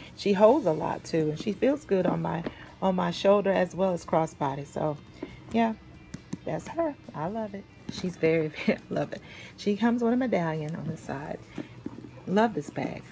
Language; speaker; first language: English; native; English